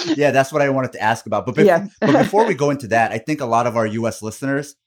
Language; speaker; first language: English; non-native, fluent; Korean